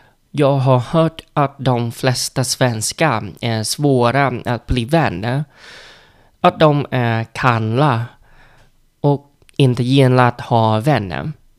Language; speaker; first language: Swedish; non-native, learner; Vietnamese